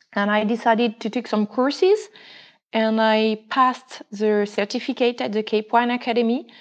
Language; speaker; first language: English; non-native, fluent; French